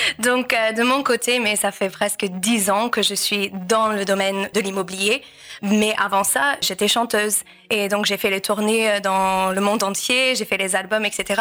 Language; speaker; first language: French; non-native, fluent; English